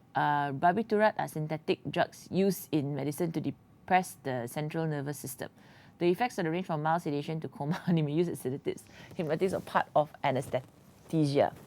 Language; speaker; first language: English; non-native, local second language; Malay